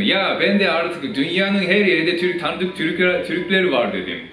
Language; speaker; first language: Turkish; non-native, fluent; Japanese